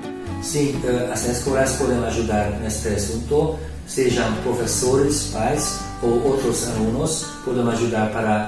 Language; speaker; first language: Portuguese; non-native, learner; Hungarian